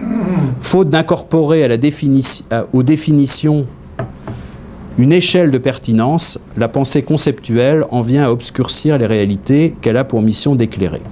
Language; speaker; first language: French; native; French